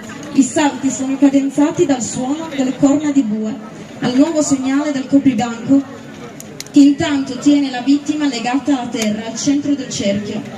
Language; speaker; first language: Italian; native; Italian